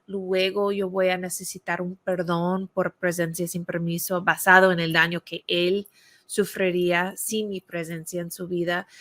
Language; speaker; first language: Spanish; non-native, fluent; English